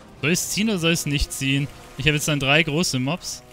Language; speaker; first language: German; native; German